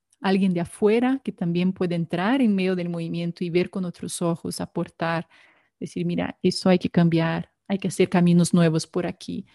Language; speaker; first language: Spanish; non-native, fluent; Portuguese